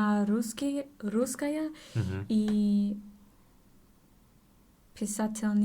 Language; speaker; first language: Russian; non-native, learner; English